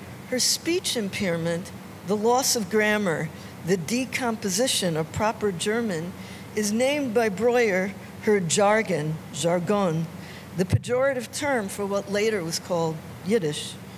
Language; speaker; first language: English; native; English